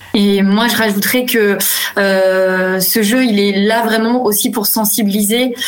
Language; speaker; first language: French; native; French